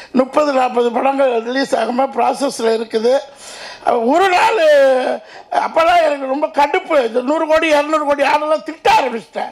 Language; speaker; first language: Tamil; native; Tamil